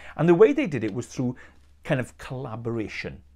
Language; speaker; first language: English; native; English